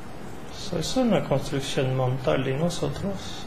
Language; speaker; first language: Spanish; non-native, learner; French